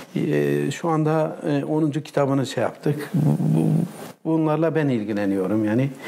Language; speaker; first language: Turkish; native; Turkish